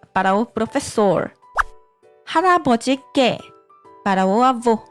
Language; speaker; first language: Portuguese; non-native, learner; Korean